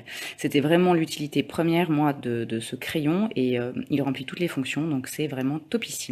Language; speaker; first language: French; native; French